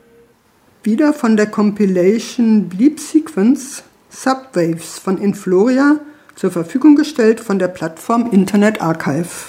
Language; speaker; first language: German; native; German